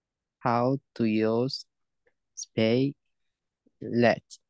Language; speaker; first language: English; non-native, learner; Chinese